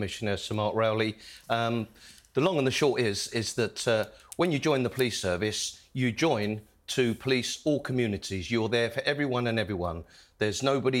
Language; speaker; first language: English; native; English